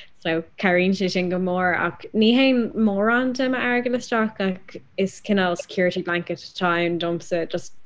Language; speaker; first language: Irish; non-native, local second language; English